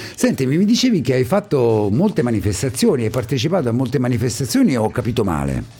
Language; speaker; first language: Italian; native; Italian